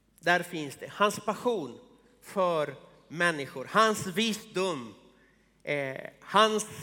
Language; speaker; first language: Swedish; non-native, fluent; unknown